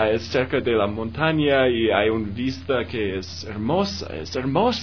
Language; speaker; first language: Spanish; non-native, learner; English